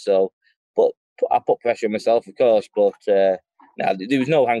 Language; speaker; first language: English; native; English